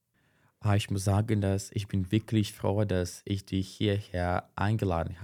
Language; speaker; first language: German; non-native, fluent; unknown